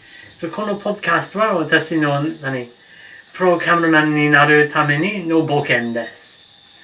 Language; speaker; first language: Japanese; non-native, learner; English